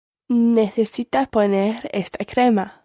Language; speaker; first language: Spanish; non-native, learner; English